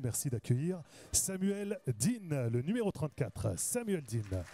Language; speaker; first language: French; native; French